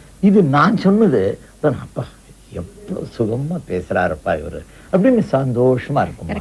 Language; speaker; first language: Tamil; non-native, local second language; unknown